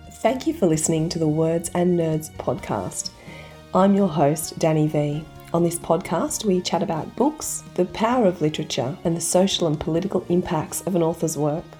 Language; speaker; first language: English; native; English